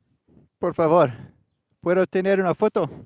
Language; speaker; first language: Spanish; non-native, learner; English